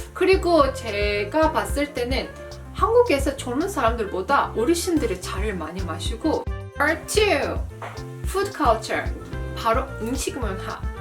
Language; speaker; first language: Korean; non-native, fluent; Azerbaijani